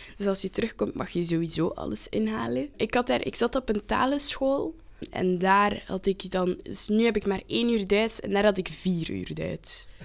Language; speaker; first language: Dutch; native; Dutch